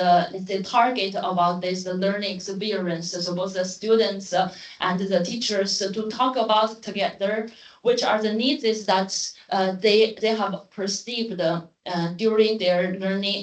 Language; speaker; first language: English; non-native, learner; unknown